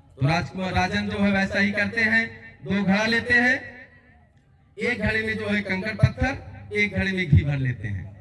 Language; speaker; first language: Hindi; native; Hindi